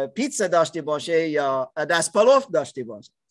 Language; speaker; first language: Persian; non-native, learner; English